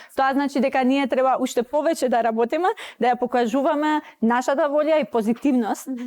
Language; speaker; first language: Macedonian; non-native, local second language; Albanian